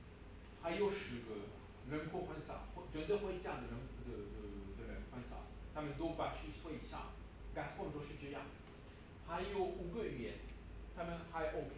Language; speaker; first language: Chinese; non-native, learner; French